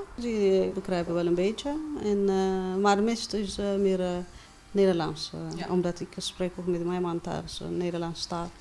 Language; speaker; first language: Dutch; non-native, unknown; Amharic